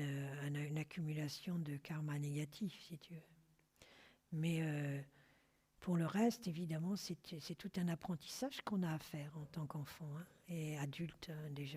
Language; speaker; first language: French; native; French